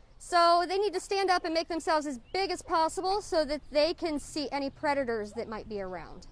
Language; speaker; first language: English; native; English